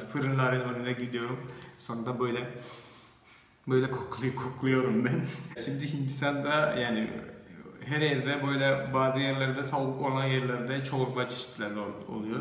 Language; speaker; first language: Turkish; non-native, fluent; Malayalam